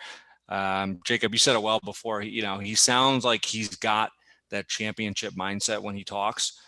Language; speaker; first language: English; native; English